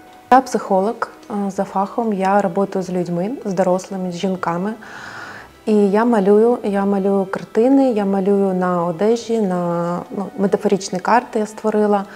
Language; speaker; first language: Ukrainian; non-native, local second language; Russian